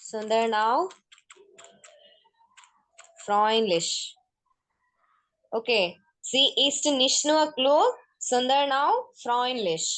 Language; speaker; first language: German; non-native, fluent; Malayalam